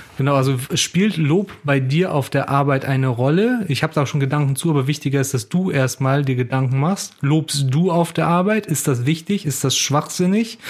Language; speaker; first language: German; early bilingual, other home language; Turkish